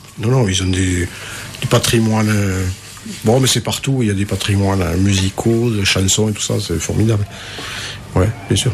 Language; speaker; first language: French; native; French